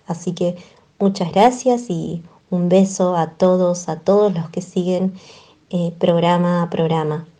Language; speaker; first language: Spanish; native; Spanish